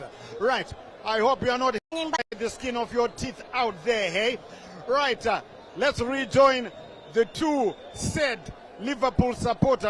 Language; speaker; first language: English; non-native, local second language; Shona